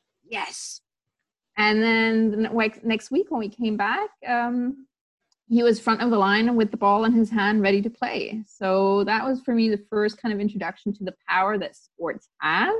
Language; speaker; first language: English; non-native, local second language; German